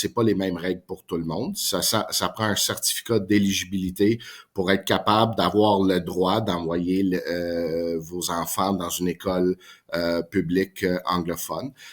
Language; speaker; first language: French; non-native, local second language; English